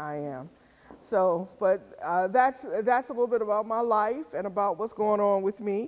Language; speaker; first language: English; native; English